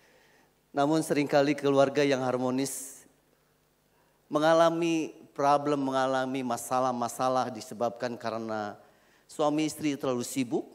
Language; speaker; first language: Indonesian; native; Indonesian